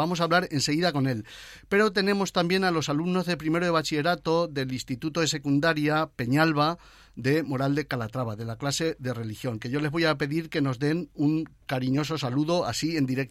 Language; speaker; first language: Spanish; native; Spanish